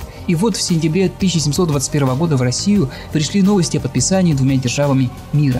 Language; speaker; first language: Russian; native; Russian